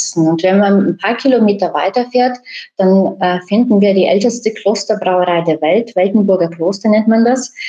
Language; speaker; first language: German; early bilingual, other home language; Russian